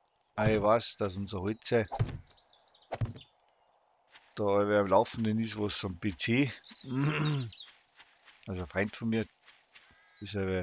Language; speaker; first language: German; native; German